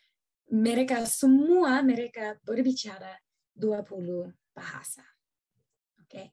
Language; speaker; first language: Indonesian; non-native, learner; English